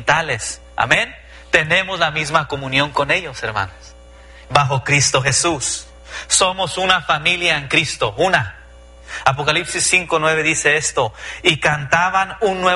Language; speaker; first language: Spanish; early bilingual, heritage; Spanish